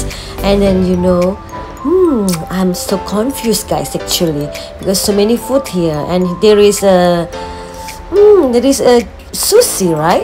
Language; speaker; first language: English; non-native, learner; Indonesian